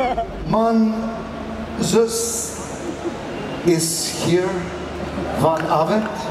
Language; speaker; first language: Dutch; non-native, learner; English